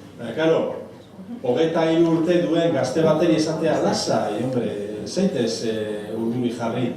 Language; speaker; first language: Basque; native; Basque